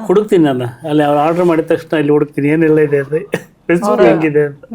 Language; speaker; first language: Kannada; native; Kannada